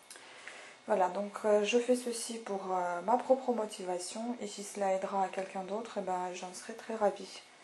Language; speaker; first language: French; non-native, fluent; Russian